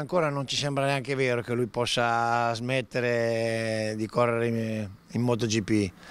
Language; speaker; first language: Italian; native; Italian